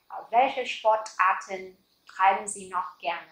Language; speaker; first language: German; non-native, fluent; Vietnamese